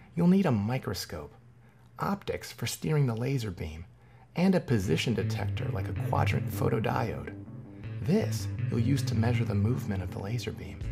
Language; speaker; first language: English; native; English